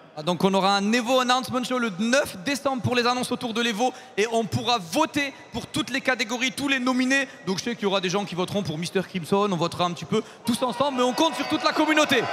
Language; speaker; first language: French; native; French